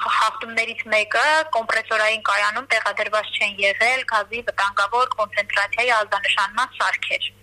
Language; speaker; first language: Armenian; native; Armenian